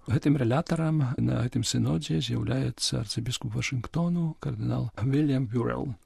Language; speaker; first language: Belarusian; non-native, local second language; Polish